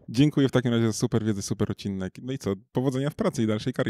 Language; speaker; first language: Polish; native; Polish